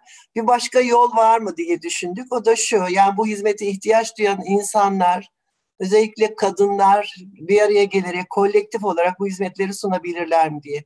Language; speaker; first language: Turkish; native; Turkish